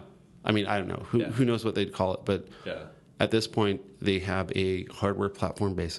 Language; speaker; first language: English; native; English